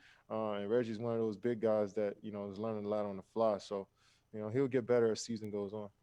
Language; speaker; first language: English; native; English